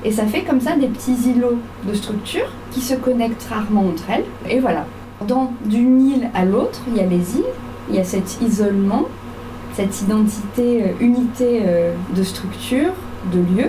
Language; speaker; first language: French; native; French